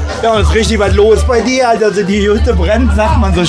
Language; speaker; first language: German; native; German